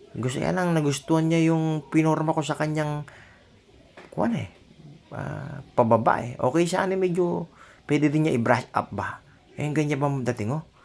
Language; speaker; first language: Filipino; native; Filipino